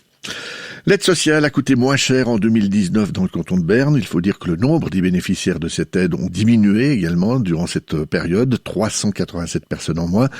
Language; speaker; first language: French; native; French